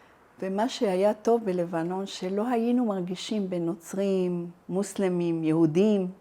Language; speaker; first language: Hebrew; non-native, fluent; Arabic